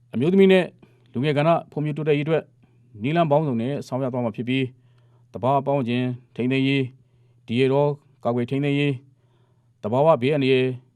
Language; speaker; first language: Burmese; non-native, local second language; Mon